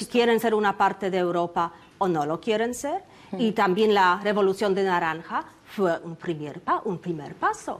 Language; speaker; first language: Spanish; non-native, fluent; Polish